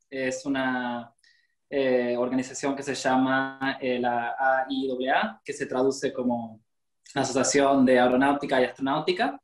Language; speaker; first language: Spanish; native; Spanish